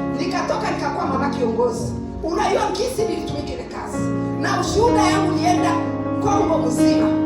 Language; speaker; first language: Swahili; native; Swahili